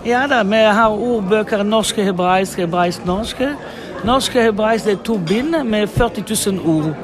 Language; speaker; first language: Norwegian; non-native, fluent; Hebrew